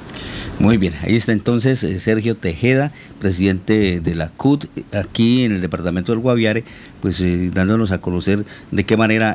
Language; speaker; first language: Spanish; native; Spanish